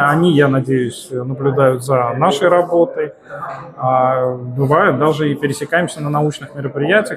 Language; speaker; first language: Russian; native; Russian